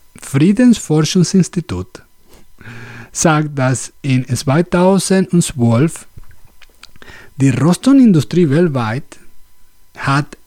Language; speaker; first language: German; non-native, learner; Spanish